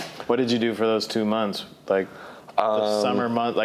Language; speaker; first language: English; native; English